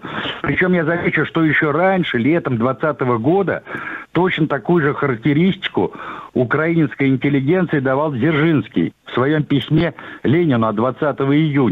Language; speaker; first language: Russian; native; Russian